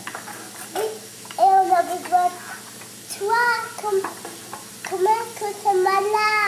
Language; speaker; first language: French; early bilingual, heritage; French